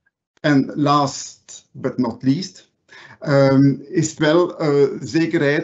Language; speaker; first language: Dutch; non-native, local second language; French